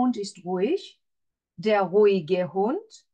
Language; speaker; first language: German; non-native, fluent; Greek